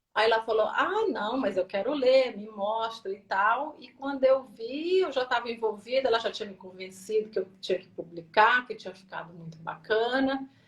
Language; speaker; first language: Portuguese; native; Portuguese